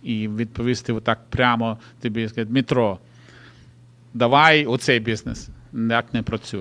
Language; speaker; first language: Ukrainian; non-native, local second language; Russian